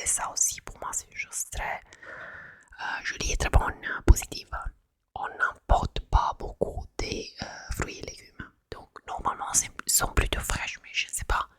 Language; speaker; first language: French; non-native, fluent; Italian